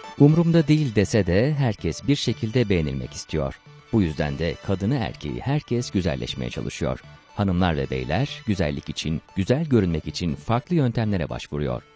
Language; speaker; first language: Turkish; non-native, fluent; Chinese